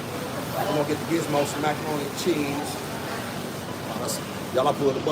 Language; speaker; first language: English; native; English